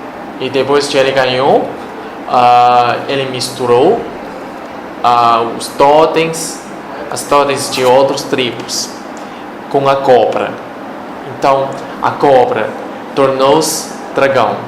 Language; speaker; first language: Portuguese; non-native, fluent; Chinese